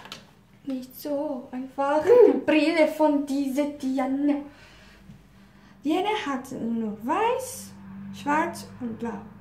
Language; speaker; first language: German; non-native, learner; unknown